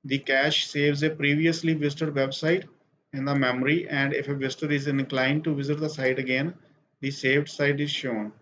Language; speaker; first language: English; non-native, local second language; Punjabi